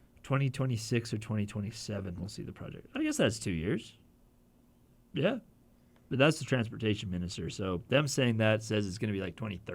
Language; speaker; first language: English; native; English